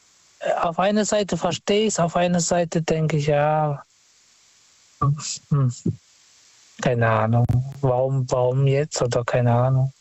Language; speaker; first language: German; non-native, fluent; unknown